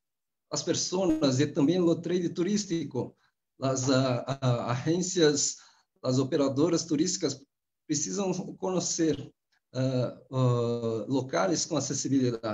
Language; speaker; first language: Spanish; non-native, fluent; Portuguese